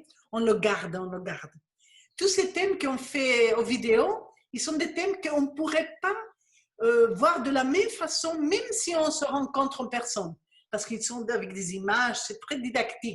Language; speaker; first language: French; non-native, fluent; Spanish